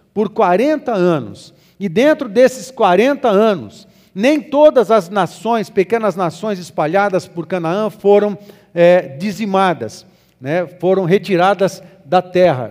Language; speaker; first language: Portuguese; native; Portuguese